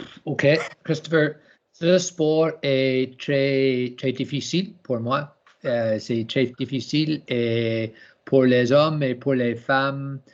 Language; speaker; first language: French; non-native, learner; English